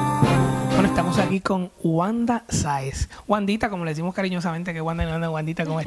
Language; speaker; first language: Spanish; native; Spanish